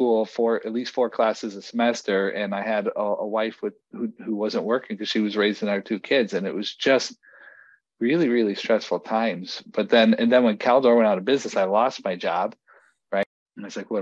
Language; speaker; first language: English; native; English